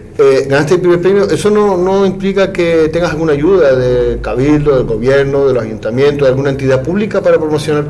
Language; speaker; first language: Spanish; native; Spanish